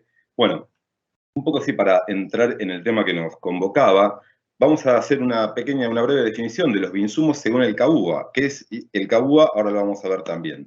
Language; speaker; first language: Spanish; native; Spanish